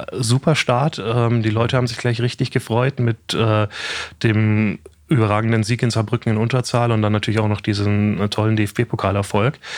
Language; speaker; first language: German; native; German